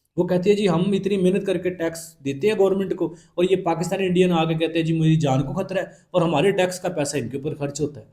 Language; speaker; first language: Urdu; non-native, local second language; Punjabi